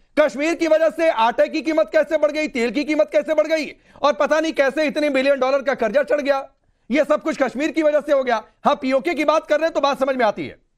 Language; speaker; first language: Hindi; native; Hindi